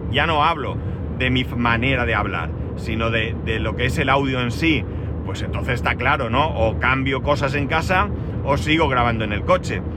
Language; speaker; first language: Spanish; native; Spanish